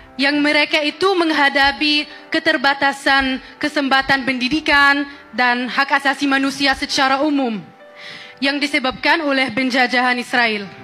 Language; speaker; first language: Indonesian; non-native, fluent; Arabic